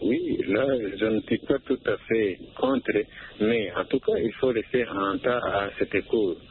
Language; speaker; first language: French; non-native, local second language; Rundi